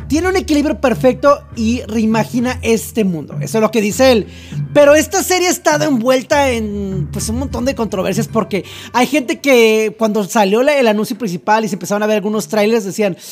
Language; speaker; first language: Spanish; native; Spanish